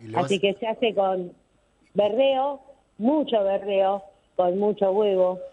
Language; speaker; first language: Spanish; native; Spanish